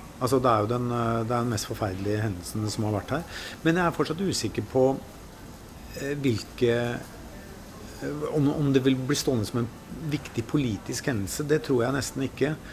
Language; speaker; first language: Norwegian; native; Norwegian